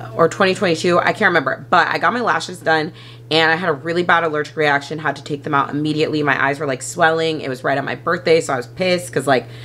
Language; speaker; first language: English; native; English